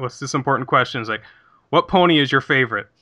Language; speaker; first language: English; native; English